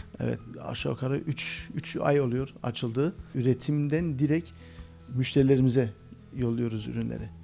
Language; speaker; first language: Turkish; early bilingual, heritage; Turkish